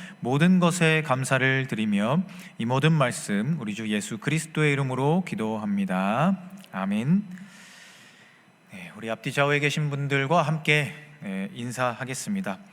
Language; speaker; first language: Korean; native; Korean